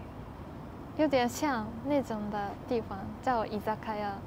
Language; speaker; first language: Chinese; non-native, learner; Japanese